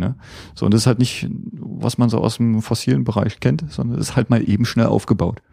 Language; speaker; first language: German; native; German